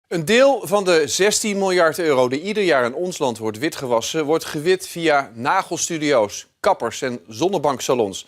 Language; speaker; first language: Dutch; native; Dutch